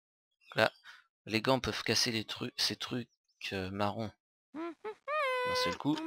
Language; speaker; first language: French; native; French